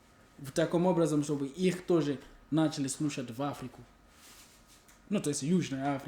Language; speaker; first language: Russian; non-native, learner; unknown